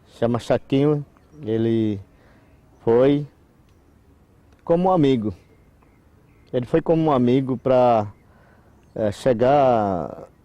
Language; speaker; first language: Portuguese; non-native, local second language; Yanomámi